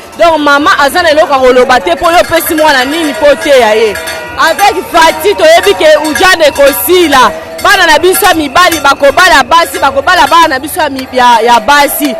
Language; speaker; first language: Lingala; non-native, local second language; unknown